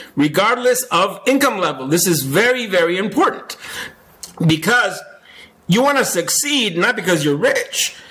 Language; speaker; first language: English; non-native, fluent; Spanish